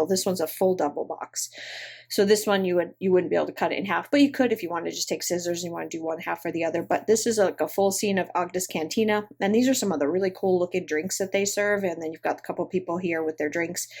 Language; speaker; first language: English; native; English